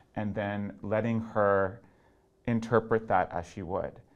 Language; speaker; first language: English; non-native, local second language; Urdu